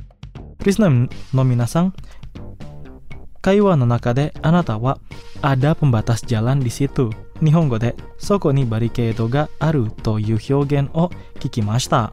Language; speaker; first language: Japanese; non-native, fluent; Indonesian